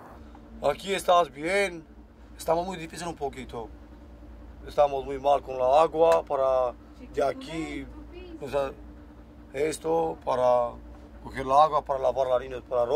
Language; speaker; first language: Spanish; non-native, learner; Romanian